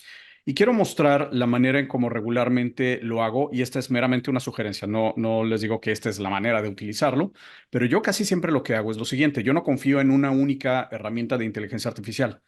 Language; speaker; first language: Spanish; native; Spanish